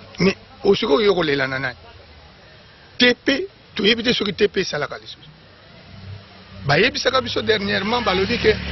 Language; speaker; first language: Lingala; native; Lingala